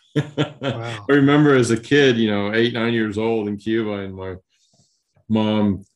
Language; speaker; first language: English; early bilingual, other home language; Spanish